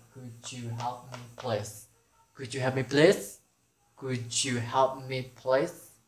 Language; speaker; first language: English; non-native, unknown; Indonesian